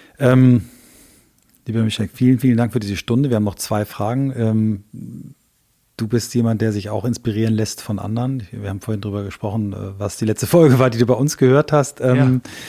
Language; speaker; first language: German; native; German